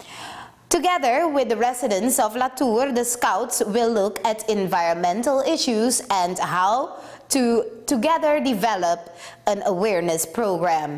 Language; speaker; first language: English; non-native, fluent; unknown